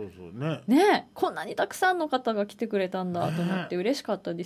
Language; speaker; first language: Japanese; native; Japanese